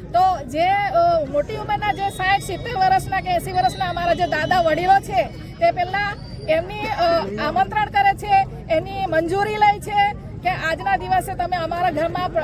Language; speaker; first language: Gujarati; non-native, local second language; Gamit